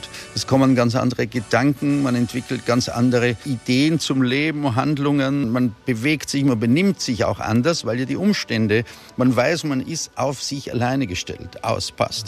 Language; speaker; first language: German; native; German